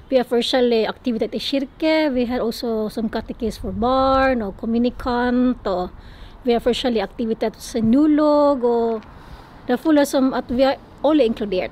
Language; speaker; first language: Norwegian; non-native, learner; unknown